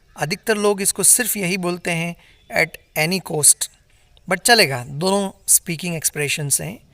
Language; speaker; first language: Hindi; native; Hindi